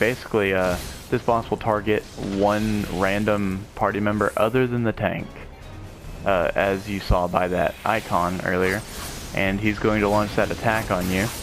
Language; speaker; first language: English; native; English